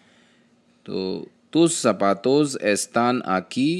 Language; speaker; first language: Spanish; non-native, learner; Hindi